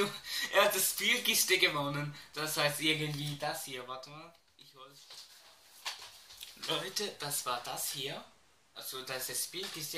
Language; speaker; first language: German; early bilingual, other home language; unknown